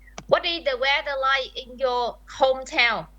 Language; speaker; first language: English; non-native, fluent; Vietnamese